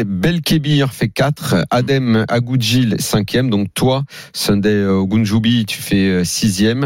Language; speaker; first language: French; native; French